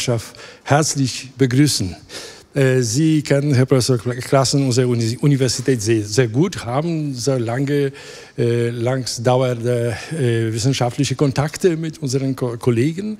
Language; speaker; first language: German; non-native, fluent; Polish